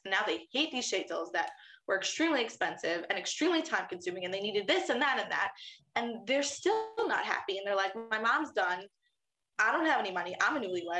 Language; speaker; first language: English; native; English